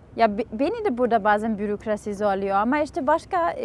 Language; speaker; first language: Turkish; non-native, fluent; German